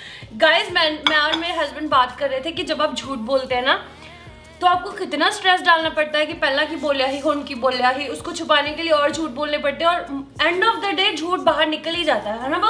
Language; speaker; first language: Hindi; native; Hindi